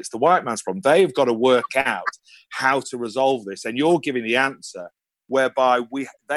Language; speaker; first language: English; native; English